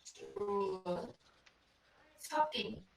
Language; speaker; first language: English; non-native, learner; Vietnamese